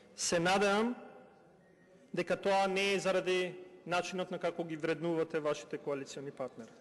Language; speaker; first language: Macedonian; non-native, local second language; Albanian